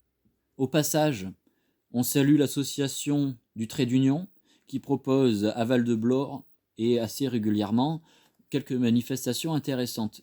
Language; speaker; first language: French; native; French